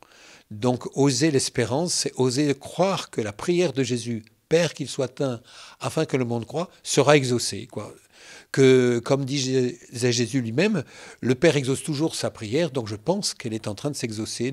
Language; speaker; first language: French; native; French